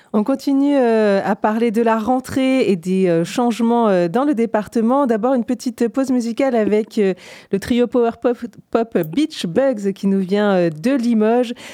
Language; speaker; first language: French; native; French